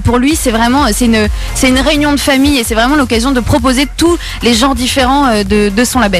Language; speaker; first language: French; native; French